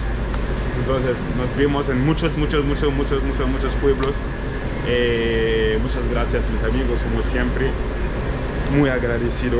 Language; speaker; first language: Spanish; non-native, learner; French